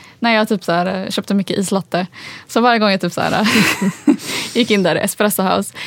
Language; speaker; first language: Swedish; early bilingual, other home language; Arabic